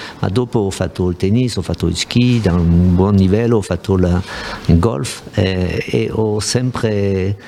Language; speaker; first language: Italian; non-native, fluent; French